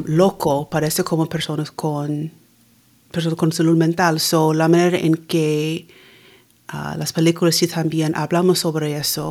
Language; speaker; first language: Spanish; early bilingual, heritage; Spanish